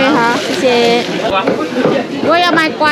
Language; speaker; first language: Chinese; non-native, learner; Javanese